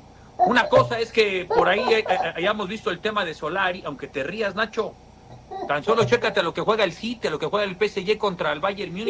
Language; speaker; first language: Spanish; native; Spanish